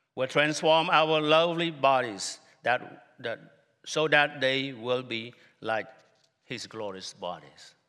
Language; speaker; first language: English; non-native, fluent; Khmer